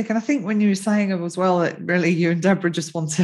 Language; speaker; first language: English; native; English